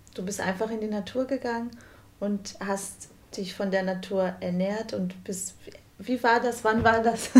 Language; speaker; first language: German; non-native, fluent; Portuguese